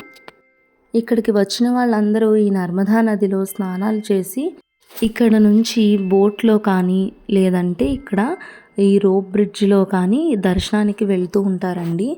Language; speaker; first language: Telugu; native; Telugu